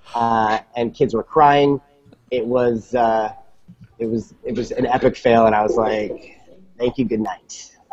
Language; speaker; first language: English; native; English